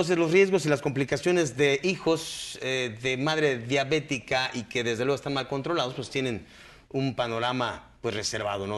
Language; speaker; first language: Spanish; native; Spanish